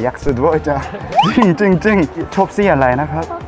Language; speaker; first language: Thai; non-native, learner; Korean